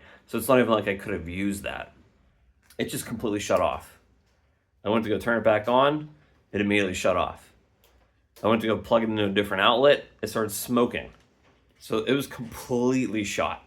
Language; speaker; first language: English; native; English